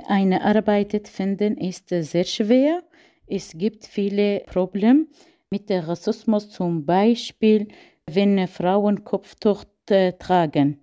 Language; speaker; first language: German; non-native, learner; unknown